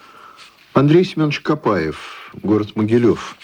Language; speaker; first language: Russian; native; Russian